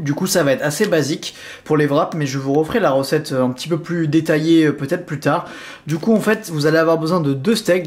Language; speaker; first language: French; native; French